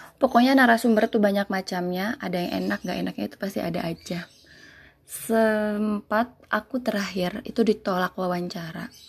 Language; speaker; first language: Indonesian; non-native, local second language; Sundanese